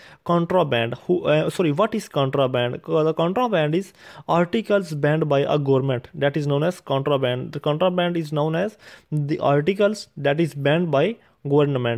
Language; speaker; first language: English; non-native, local second language; Urdu